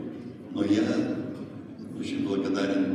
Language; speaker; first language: Russian; non-native, learner; Lithuanian